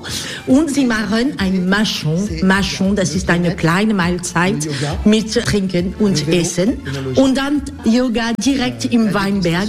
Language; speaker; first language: German; non-native, learner; French